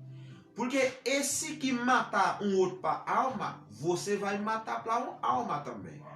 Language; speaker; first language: Portuguese; non-native, learner; Haitian Creole